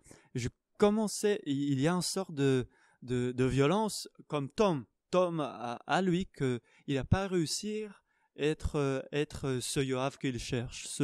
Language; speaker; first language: French; non-native, fluent; Hebrew